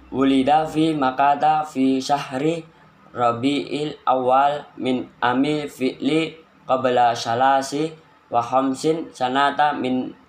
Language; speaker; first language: Arabic; non-native, learner; Indonesian